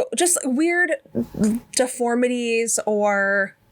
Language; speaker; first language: English; native; English